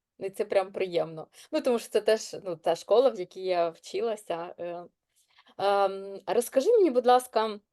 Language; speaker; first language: Ukrainian; non-native, local second language; Russian